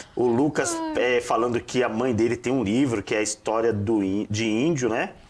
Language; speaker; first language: Portuguese; native; Portuguese